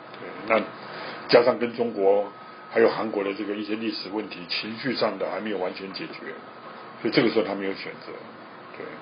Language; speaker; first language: Chinese; native; Chinese